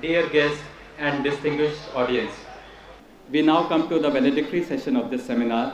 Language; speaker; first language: English; non-native, local second language; Urdu